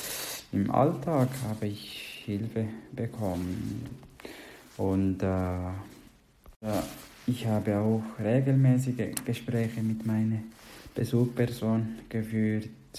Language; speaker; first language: German; non-native, learner; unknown